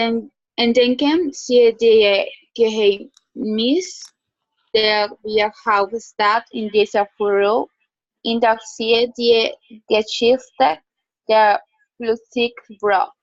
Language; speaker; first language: German; non-native, learner; Spanish